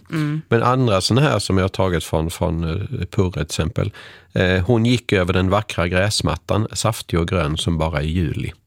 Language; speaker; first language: Swedish; native; Swedish